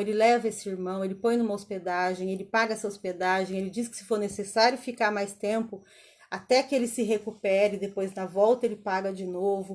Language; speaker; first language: Portuguese; native; Portuguese